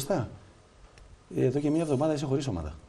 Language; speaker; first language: Greek; native; Greek